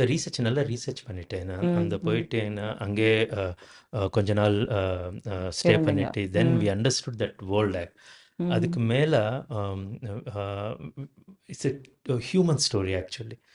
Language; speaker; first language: Tamil; non-native, learner; Telugu